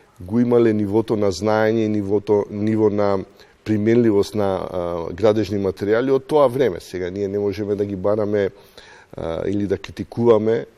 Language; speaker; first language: Macedonian; native; Macedonian